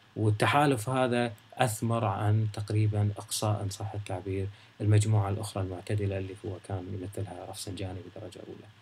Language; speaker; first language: Arabic; native; Arabic